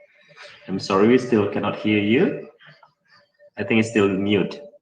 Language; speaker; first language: English; non-native, fluent; Indonesian